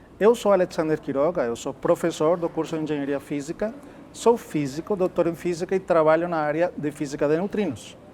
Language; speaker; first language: Portuguese; non-native, fluent; Spanish